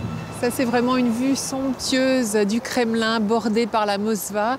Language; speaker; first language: French; native; French